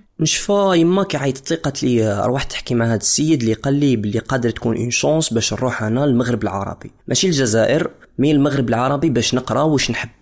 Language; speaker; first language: Arabic; non-native, fluent; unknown